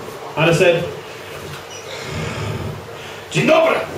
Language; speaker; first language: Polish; non-native, learner; English